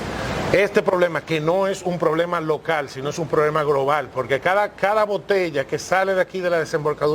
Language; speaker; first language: Spanish; native; Spanish